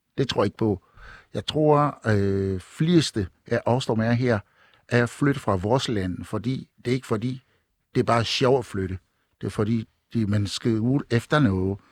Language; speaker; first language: Danish; non-native, fluent; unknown